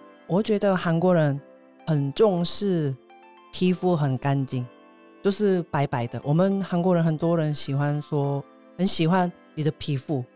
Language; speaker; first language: Chinese; non-native, fluent; Korean